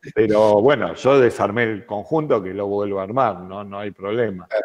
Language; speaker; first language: Spanish; native; Spanish